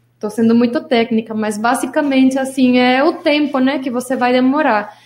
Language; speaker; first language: Portuguese; non-native, fluent; Spanish